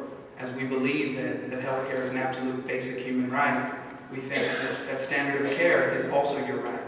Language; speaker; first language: English; native; English